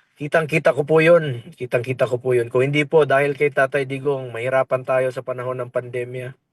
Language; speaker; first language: Filipino; non-native, local second language; Cebuano